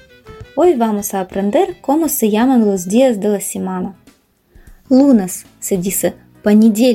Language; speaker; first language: Spanish; non-native, fluent; Russian